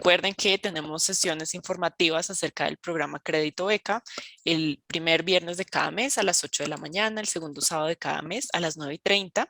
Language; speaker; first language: Spanish; native; Spanish